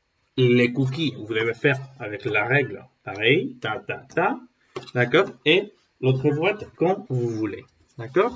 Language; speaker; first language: French; non-native, learner; Spanish